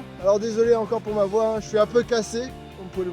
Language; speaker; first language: French; native; French